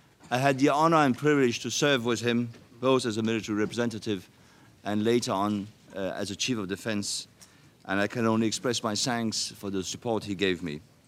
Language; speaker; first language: English; non-native, fluent; Danish